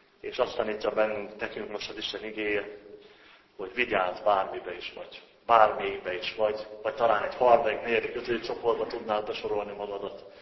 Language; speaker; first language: Hungarian; native; Hungarian